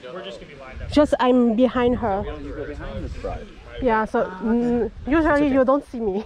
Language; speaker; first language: English; non-native, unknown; French